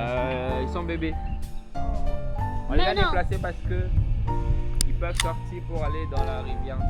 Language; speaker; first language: French; native; French